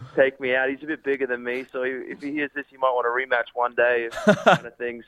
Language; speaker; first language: English; native; English